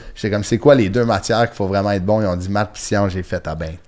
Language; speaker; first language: French; native; French